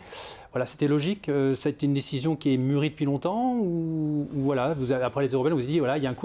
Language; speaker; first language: French; native; French